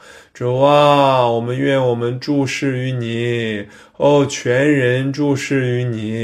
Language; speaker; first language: Chinese; native; Chinese